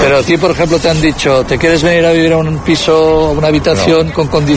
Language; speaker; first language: Spanish; native; Spanish